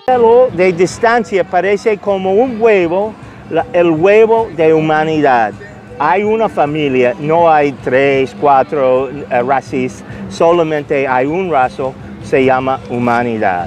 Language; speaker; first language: Spanish; non-native, learner; English